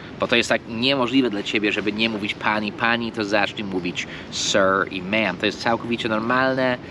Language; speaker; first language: Polish; non-native, fluent; English